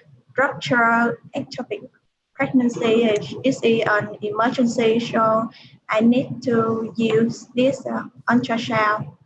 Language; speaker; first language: English; non-native, learner; Vietnamese